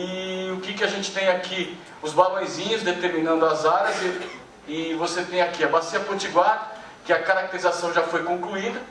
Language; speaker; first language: Portuguese; native; Portuguese